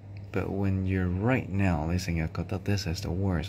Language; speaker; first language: English; native; English